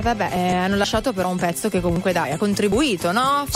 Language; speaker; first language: Italian; native; Italian